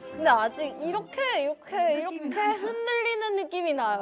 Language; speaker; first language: Korean; non-native, fluent; Burmese